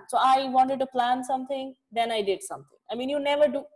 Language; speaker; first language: English; non-native, local second language; Kashmiri